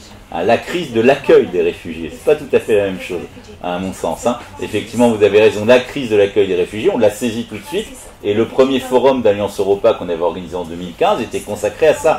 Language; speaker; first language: French; native; French